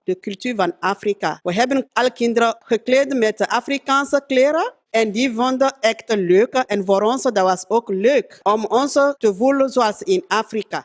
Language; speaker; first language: Dutch; non-native, fluent; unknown